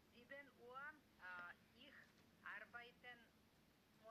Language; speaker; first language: German; non-native, learner; Macedonian